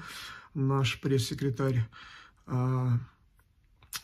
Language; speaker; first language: Russian; native; Russian